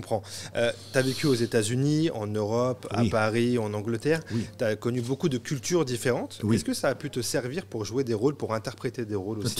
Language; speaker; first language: French; native; French